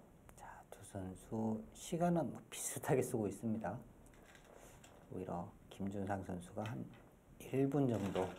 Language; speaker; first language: Korean; native; Korean